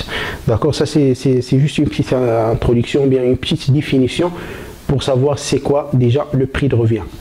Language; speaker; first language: French; non-native, local second language; Arabic